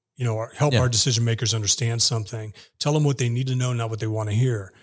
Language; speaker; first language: English; native; English